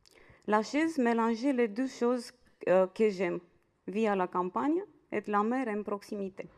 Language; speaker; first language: French; non-native, fluent; Romanian